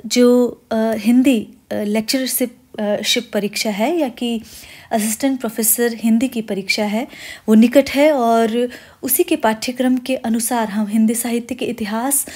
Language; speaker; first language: Hindi; native; Hindi